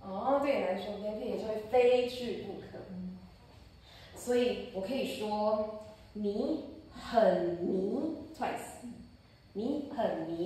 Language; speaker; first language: Chinese; non-native, fluent; English